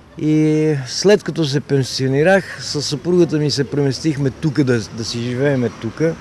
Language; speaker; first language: Bulgarian; native; Bulgarian